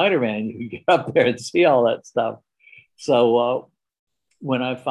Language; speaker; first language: English; native; English